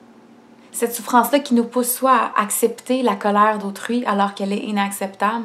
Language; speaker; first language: French; native; French